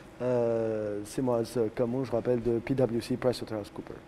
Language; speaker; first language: French; non-native, local second language; Arabic